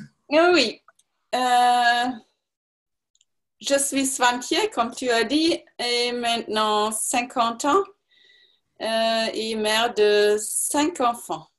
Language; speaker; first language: French; non-native, learner; German